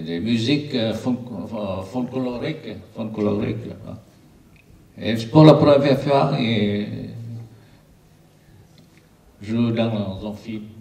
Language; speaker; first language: French; non-native, learner; Vietnamese